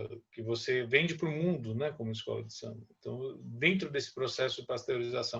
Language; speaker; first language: Portuguese; native; Portuguese